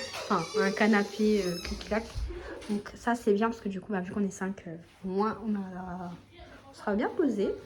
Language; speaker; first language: French; native; French